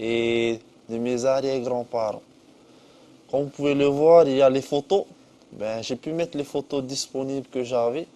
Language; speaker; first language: French; non-native, local second language; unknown